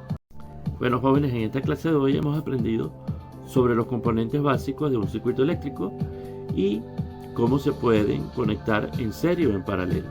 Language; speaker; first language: Spanish; native; Spanish